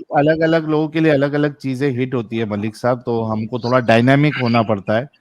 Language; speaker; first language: Urdu; native; Urdu